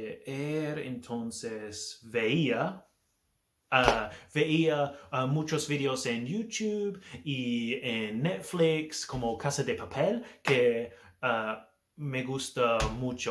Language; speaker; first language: Spanish; non-native, learner; English